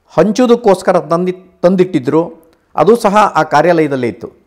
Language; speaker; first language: Kannada; native; Kannada